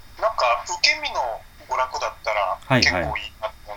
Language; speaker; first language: Japanese; native; Japanese